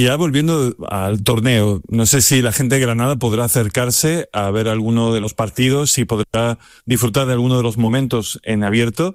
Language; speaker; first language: Spanish; native; Spanish